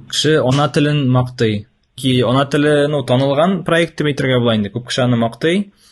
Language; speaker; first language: Tatar; native; Tatar